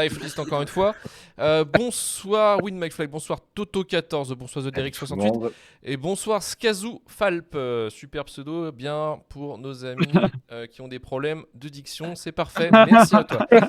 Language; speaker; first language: French; native; French